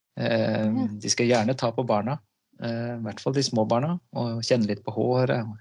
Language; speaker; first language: Norwegian; native; Norwegian